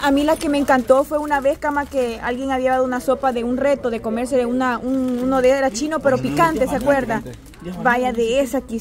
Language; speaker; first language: Spanish; native; Spanish